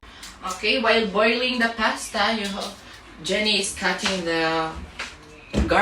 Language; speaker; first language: English; non-native, local second language; Filipino